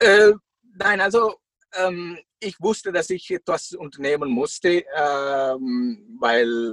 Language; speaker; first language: German; non-native, fluent; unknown